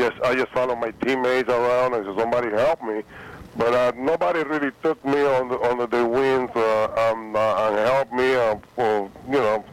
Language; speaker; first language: English; non-native, fluent; Spanish